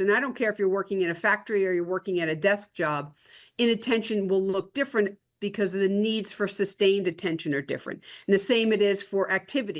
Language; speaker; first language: English; native; English